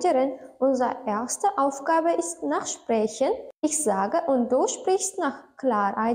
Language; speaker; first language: German; non-native, learner; Turkmen